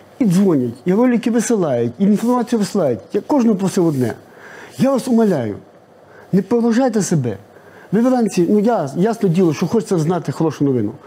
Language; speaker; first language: Ukrainian; native; Ukrainian